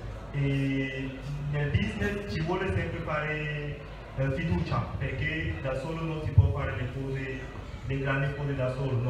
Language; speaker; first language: Italian; non-native, fluent; French